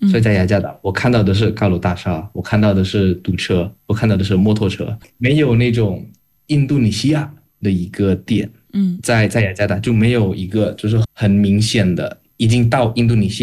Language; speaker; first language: Chinese; non-native, fluent; Indonesian